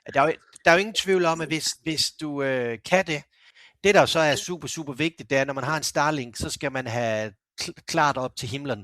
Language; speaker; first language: Danish; native; Danish